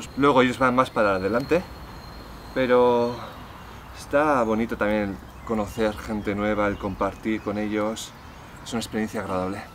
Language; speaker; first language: Spanish; native; Spanish